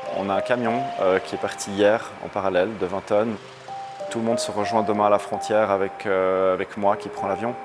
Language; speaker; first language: French; native; French